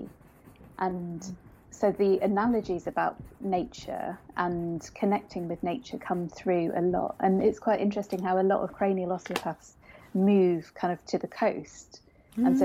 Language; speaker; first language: English; native; English